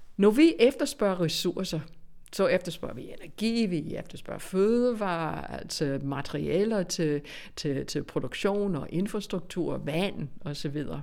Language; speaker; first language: Danish; non-native, fluent; English